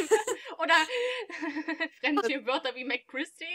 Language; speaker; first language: German; native; German